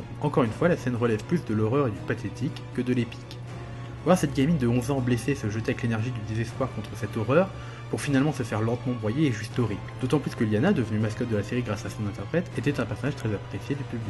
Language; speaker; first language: French; native; French